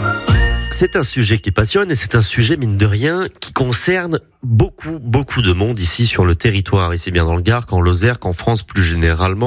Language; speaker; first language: French; native; French